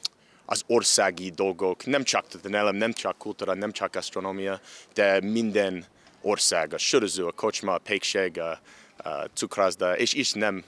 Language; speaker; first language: Hungarian; non-native, learner; English